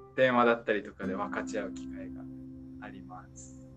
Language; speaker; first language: Japanese; native; Japanese